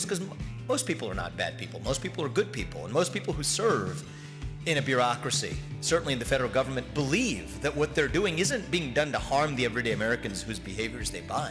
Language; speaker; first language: English; native; English